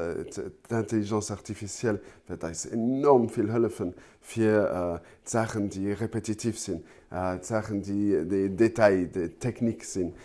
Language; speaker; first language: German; non-native, local second language; Luxembourgish